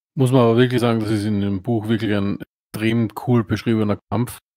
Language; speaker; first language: German; native; German